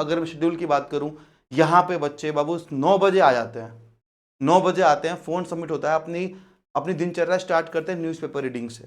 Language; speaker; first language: Hindi; native; Hindi